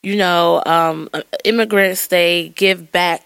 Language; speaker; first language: English; native; English